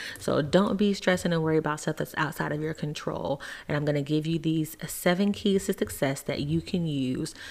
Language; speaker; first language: English; native; English